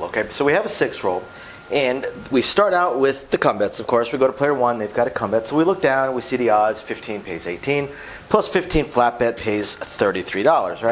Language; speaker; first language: English; native; English